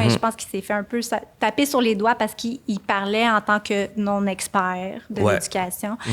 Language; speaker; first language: French; native; French